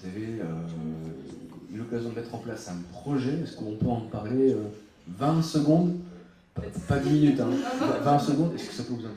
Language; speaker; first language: French; native; French